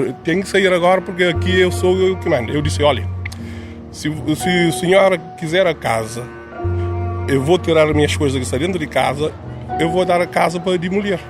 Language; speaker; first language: Portuguese; non-native, local second language; Kabuverdianu